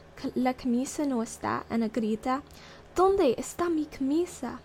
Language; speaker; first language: Spanish; non-native, learner; English